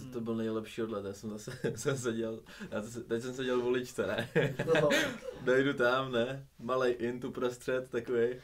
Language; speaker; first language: Czech; native; Czech